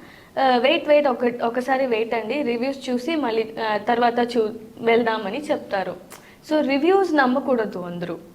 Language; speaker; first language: Telugu; non-native, learner; Tamil